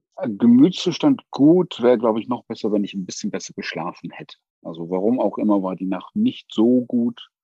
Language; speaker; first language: German; non-native, fluent; English